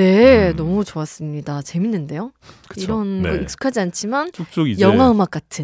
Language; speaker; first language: Korean; native; Korean